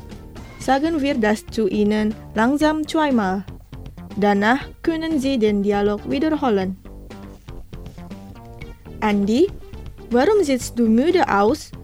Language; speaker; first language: German; non-native, fluent; Indonesian